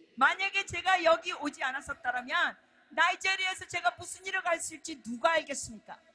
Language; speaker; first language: Korean; native; Korean